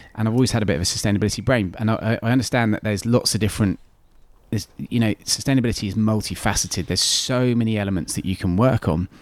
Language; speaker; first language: English; native; English